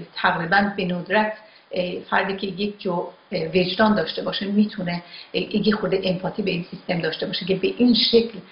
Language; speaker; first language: Persian; non-native, local second language; Azerbaijani